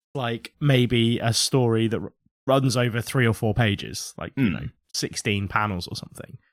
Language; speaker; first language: English; native; English